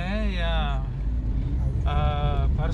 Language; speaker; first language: Hindi; non-native, local second language; Malayalam